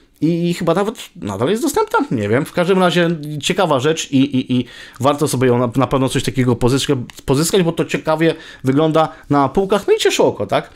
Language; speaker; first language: Polish; native; Polish